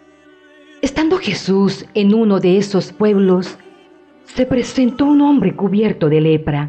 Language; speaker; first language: Spanish; native; Spanish